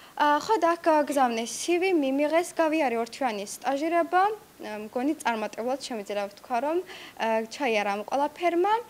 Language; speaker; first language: Georgian; non-native, local second language; Azerbaijani